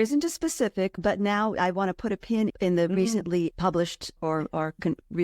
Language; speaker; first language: English; native; English